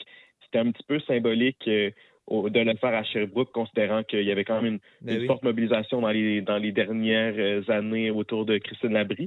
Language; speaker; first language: French; native; French